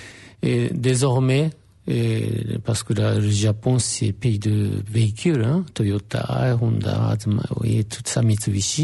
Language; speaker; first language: French; non-native, fluent; Japanese